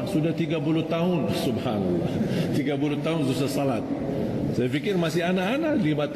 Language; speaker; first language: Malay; non-native, fluent; Arabic